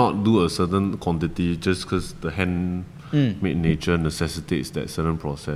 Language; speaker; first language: English; non-native, local second language; Chinese